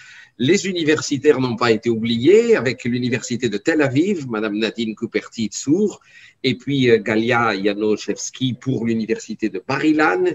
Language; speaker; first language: French; native; French